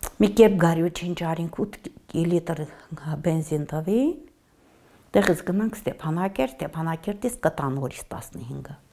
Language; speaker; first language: Armenian; native; Armenian